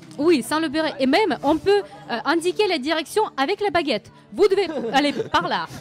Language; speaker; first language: French; non-native, fluent; Russian